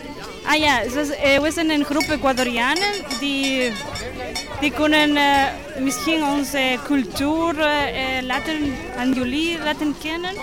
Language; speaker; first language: Dutch; non-native, learner; Spanish